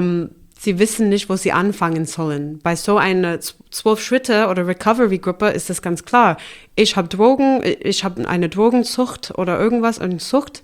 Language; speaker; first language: German; non-native, fluent; English